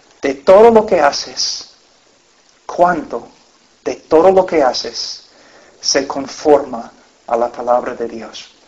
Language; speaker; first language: Spanish; non-native, fluent; English